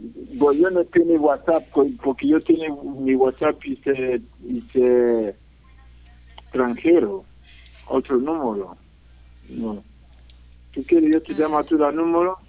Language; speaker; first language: Spanish; non-native, learner; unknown